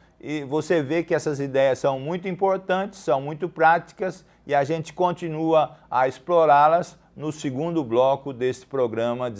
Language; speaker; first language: Portuguese; native; Portuguese